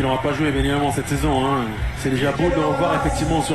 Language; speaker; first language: French; native; French